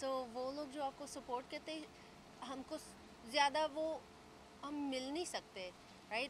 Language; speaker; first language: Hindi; early bilingual, heritage; English